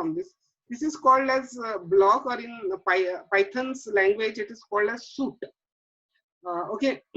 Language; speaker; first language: English; non-native, local second language; Marathi